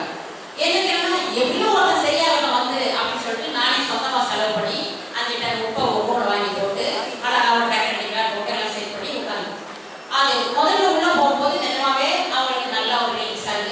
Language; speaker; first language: Tamil; native; Tamil